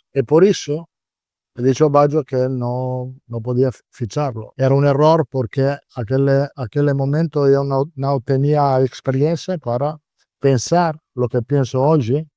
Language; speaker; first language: Portuguese; non-native, learner; Italian